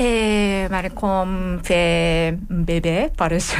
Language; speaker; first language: Catalan; non-native, learner; Japanese